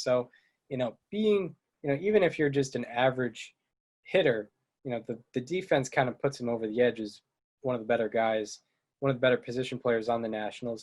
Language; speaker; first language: English; native; English